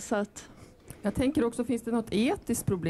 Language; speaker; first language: Swedish; native; Swedish